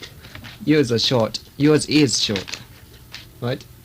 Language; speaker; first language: English; non-native, learner; Japanese